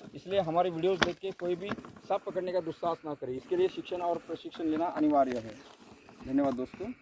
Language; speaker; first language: Hindi; non-native, local second language; Marathi